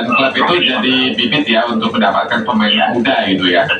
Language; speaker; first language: Indonesian; native; Indonesian